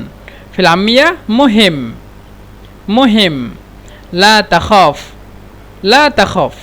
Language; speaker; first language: Arabic; non-native, fluent; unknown